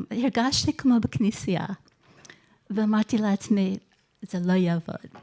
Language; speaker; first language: Hebrew; non-native, fluent; English